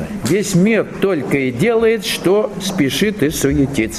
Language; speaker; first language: Russian; native; Russian